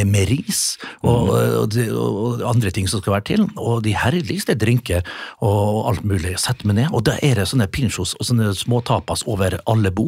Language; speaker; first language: Norwegian; native; Norwegian